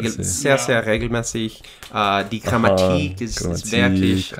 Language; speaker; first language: German; non-native, learner; English